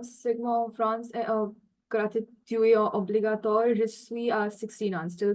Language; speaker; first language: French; non-native, learner; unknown